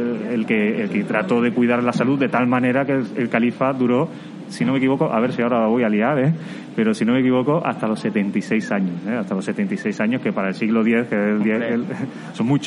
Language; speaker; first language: Spanish; native; Spanish